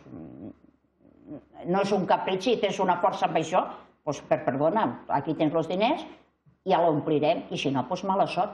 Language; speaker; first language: Catalan; native; Catalan